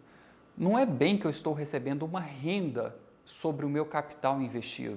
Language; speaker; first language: Portuguese; native; Portuguese